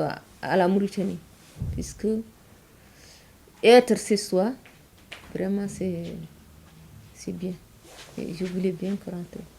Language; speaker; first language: French; non-native, learner; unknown